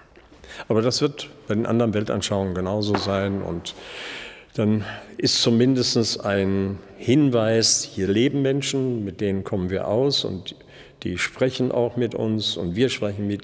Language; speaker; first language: German; native; German